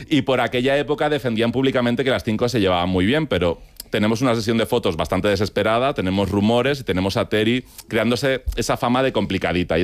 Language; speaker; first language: Spanish; native; Spanish